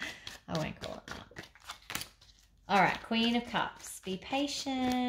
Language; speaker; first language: English; native; English